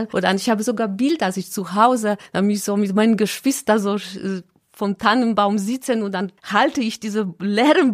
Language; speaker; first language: German; non-native, learner; Polish